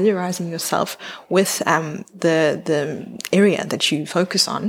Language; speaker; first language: English; native; English